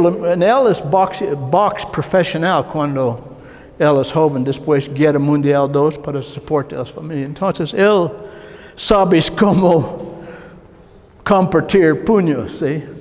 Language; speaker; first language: Spanish; non-native, learner; English